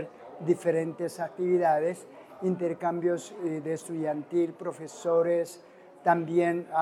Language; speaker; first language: Spanish; non-native, fluent; Korean